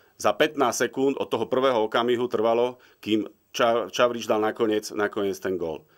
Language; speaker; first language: Slovak; native; Slovak